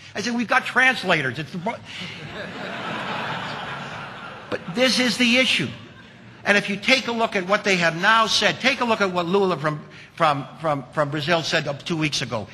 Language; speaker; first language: English; native; English